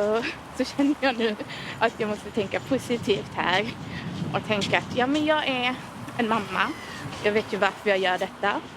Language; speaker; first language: Swedish; native; Swedish